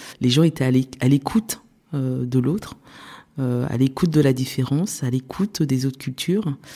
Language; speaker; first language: French; early bilingual, other home language; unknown